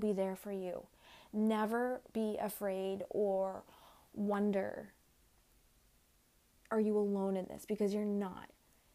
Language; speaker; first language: English; native; English